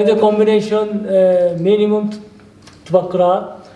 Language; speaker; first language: Czech; non-native, learner; Korean